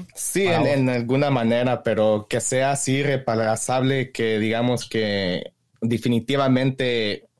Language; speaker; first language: Spanish; early bilingual, heritage; Spanish